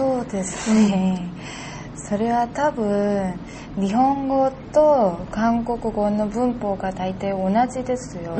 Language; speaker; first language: Japanese; non-native, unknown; Korean